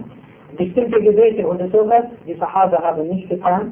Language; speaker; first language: German; non-native, fluent; Arabic